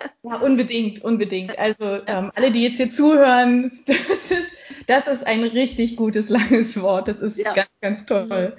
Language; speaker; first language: German; native; German